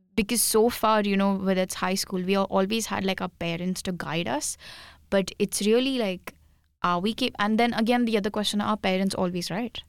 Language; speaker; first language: English; non-native, local second language; Hindi